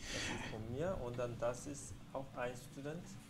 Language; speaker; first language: German; non-native, fluent; Korean